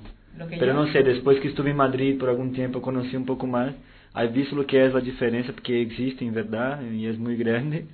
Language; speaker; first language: Spanish; non-native, fluent; Portuguese